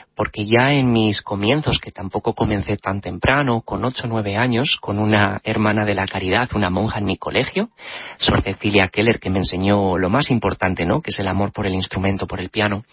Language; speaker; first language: Spanish; native; Spanish